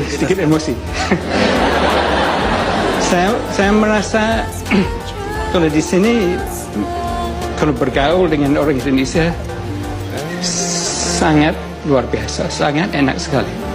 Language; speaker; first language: Indonesian; non-native, fluent; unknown